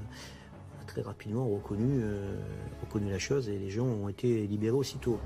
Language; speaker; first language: French; native; French